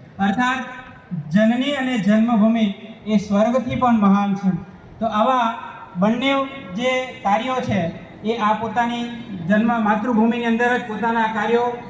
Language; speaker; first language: Gujarati; native; Gujarati